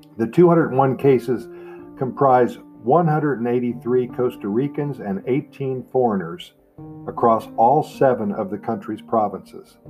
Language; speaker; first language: English; native; English